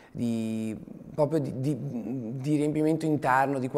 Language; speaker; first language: Italian; native; Italian